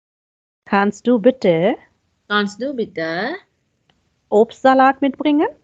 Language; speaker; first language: German; non-native, fluent; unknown